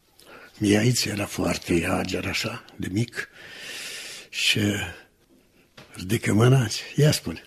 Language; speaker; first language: Romanian; native; Romanian